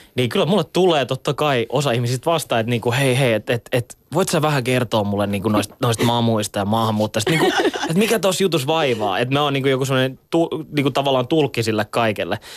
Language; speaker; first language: Finnish; native; Finnish